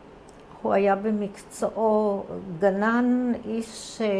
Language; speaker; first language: Hebrew; early bilingual, other home language; Croatian